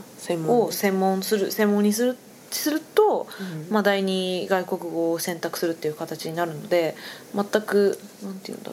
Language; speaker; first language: Japanese; native; Japanese